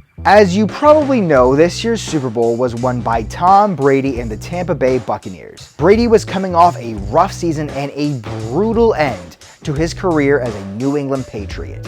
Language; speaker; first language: English; native; English